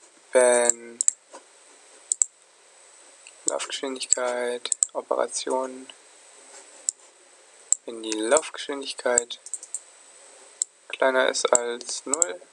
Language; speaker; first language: German; native; German